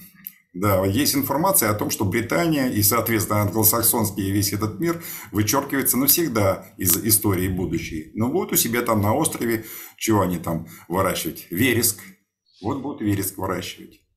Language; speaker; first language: Russian; native; Russian